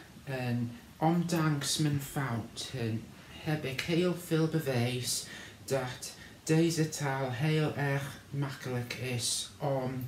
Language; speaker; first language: Dutch; non-native, learner; English